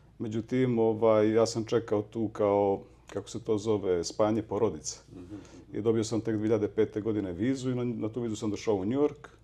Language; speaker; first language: Serbian; native; Serbian